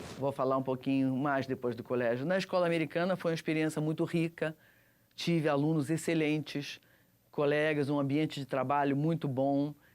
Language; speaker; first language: Portuguese; early bilingual, other home language; Russian